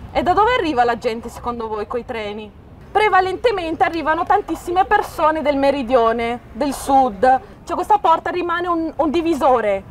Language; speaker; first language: Italian; early bilingual, other home language; Arabic